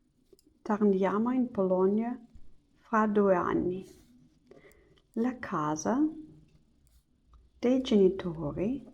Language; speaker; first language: Italian; non-native, learner; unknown